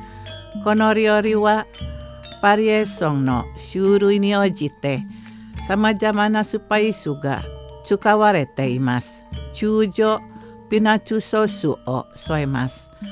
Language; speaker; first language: Japanese; non-native, fluent; Indonesian